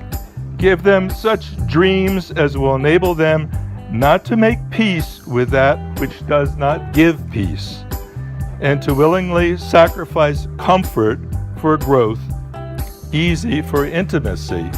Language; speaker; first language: English; native; English